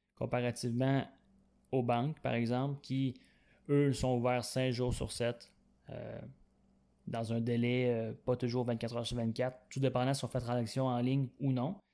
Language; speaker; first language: French; native; French